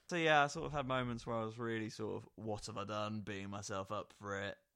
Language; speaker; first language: English; native; English